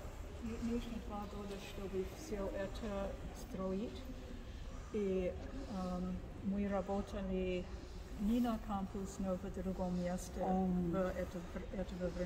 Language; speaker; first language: Russian; non-native, learner; English